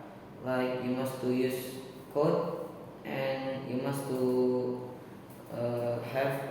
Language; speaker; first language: English; non-native, learner; Indonesian